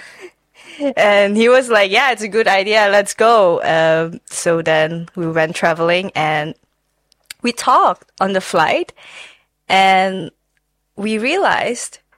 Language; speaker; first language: English; non-native, fluent; Chinese